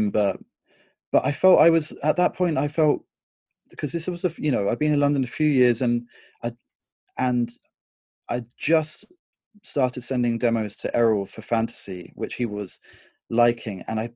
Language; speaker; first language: English; native; English